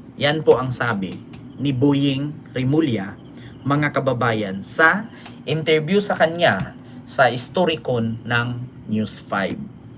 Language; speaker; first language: Filipino; non-native, local second language; Cebuano